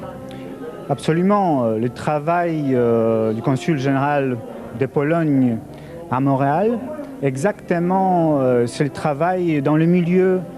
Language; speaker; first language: French; non-native, fluent; Polish